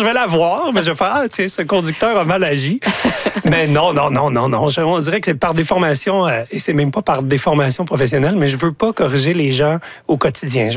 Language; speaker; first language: French; native; French